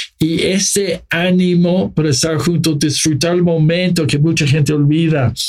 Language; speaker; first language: Spanish; non-native, fluent; English